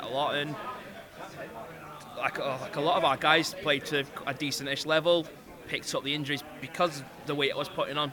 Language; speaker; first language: English; native; English